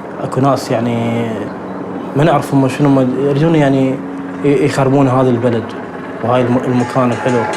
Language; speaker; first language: Arabic; native; Arabic